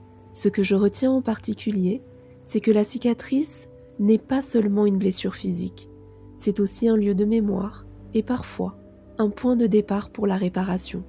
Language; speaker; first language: French; native; French